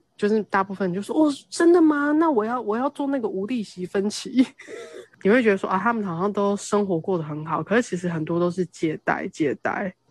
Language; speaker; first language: Chinese; native; Chinese